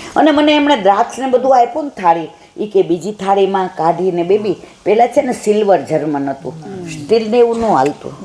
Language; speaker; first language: Gujarati; native; Gujarati